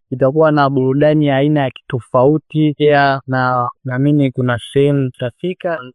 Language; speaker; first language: Swahili; native; Swahili